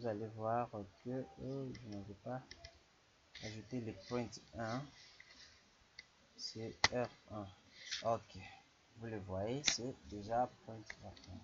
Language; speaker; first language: French; non-native, local second language; Lingala